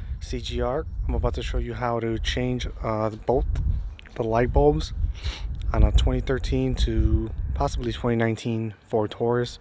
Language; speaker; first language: English; native; English